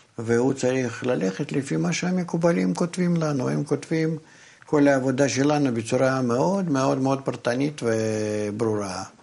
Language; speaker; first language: Hebrew; non-native, fluent; Russian